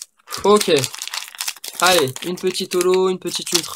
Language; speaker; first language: French; native; French